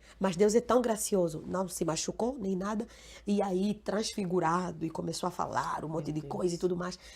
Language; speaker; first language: Portuguese; non-native, local second language; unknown